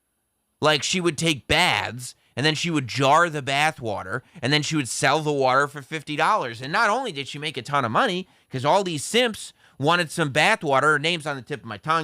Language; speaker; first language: English; native; English